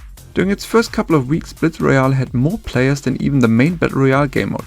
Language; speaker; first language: English; non-native, fluent; German